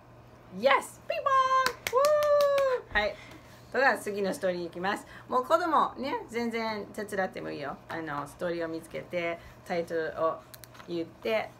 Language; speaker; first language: Japanese; non-native, fluent; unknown